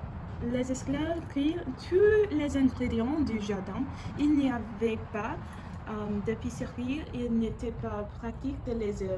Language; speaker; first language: French; non-native, learner; English